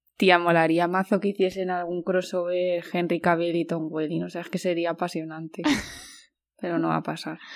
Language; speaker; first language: Spanish; native; Spanish